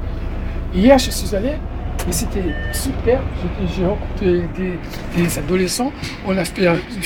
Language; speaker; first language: French; non-native, fluent; Portuguese